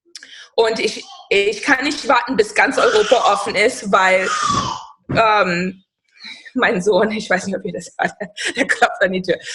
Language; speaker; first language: German; non-native, fluent; English